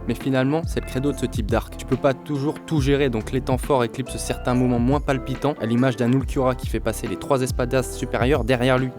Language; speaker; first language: French; native; French